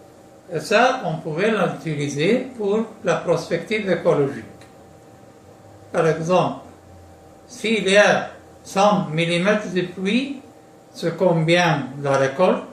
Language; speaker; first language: French; non-native, local second language; Arabic